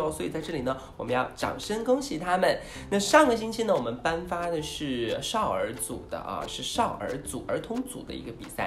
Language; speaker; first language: Chinese; native; Chinese